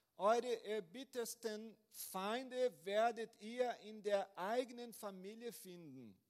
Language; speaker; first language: German; non-native, fluent; Portuguese